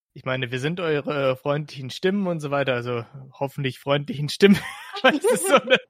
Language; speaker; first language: German; early bilingual, other home language; Slovak